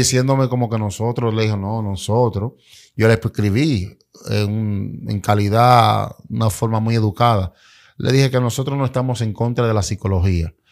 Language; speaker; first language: Spanish; native; Spanish